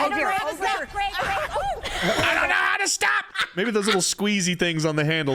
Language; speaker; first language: English; native; English